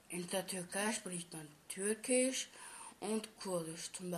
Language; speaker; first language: German; early bilingual, other home language; Turkish